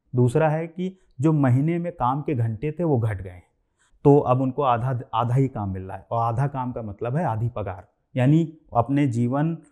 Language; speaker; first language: Hindi; native; Hindi